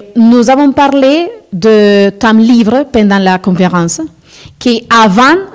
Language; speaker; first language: French; non-native, fluent; Spanish